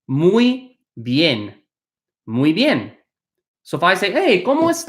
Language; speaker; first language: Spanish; non-native, fluent; English